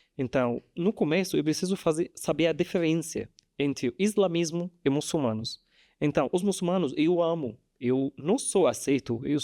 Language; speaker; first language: Portuguese; non-native, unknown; Arabic